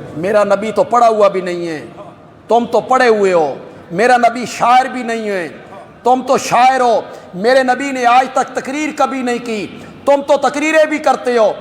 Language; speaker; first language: Urdu; non-native, local second language; Punjabi